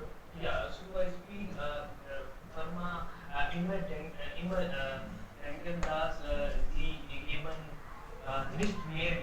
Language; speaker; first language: German; non-native, learner; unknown